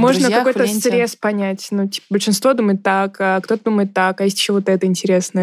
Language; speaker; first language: Russian; native; Russian